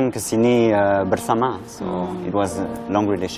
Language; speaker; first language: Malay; non-native, learner; French